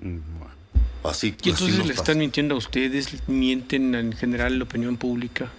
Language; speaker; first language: Spanish; native; Spanish